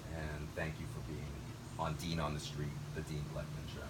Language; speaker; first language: English; native; English